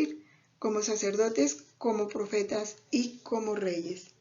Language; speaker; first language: Spanish; native; Spanish